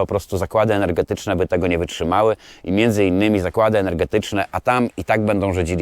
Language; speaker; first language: Polish; native; Polish